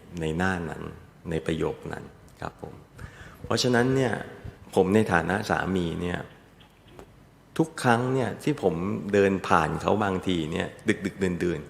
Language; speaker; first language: Thai; native; Thai